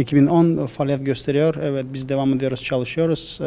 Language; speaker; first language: Turkish; non-native, learner; Russian